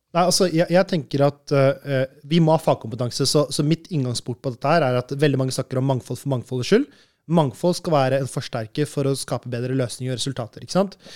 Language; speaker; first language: Norwegian; early bilingual, other home language; Urdu